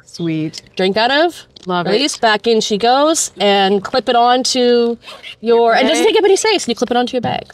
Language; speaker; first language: English; native; English